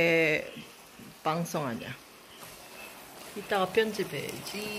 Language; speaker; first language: Korean; non-native, learner; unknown